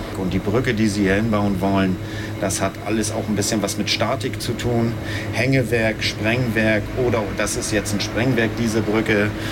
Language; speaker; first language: German; native; German